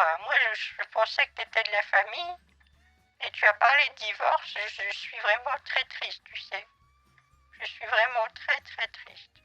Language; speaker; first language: French; native; French